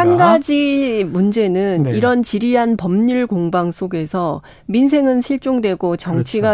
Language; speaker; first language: Korean; native; Korean